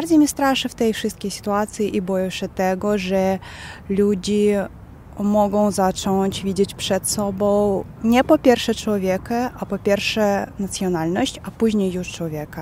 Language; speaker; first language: Polish; non-native, learner; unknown